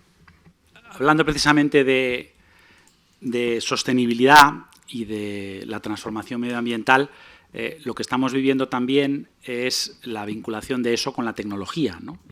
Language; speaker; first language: Spanish; native; Spanish